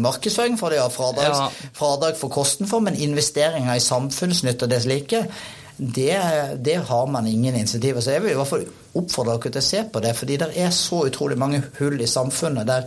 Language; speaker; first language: Norwegian; native; Norwegian